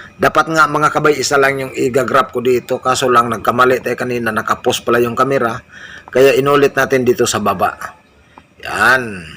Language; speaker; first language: Filipino; non-native, local second language; Cebuano